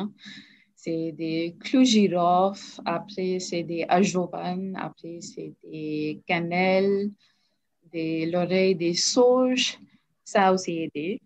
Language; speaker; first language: French; non-native, learner; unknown